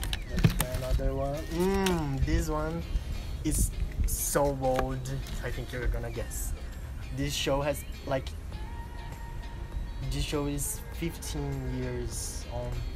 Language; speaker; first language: English; non-native, fluent; Portuguese